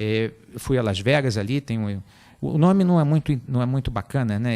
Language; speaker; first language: Portuguese; native; Portuguese